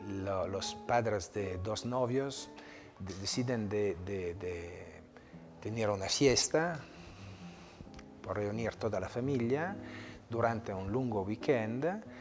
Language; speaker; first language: Spanish; non-native, fluent; Italian